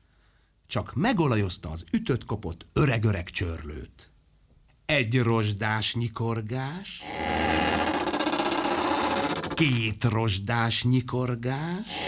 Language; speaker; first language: Hungarian; native; Hungarian